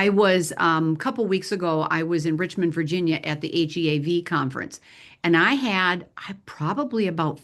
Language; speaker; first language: English; native; English